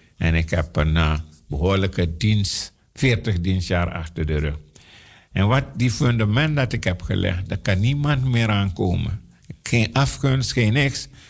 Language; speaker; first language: Dutch; non-native, local second language; Sranan Tongo